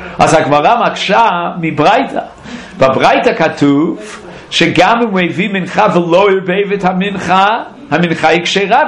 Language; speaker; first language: Hebrew; non-native, fluent; English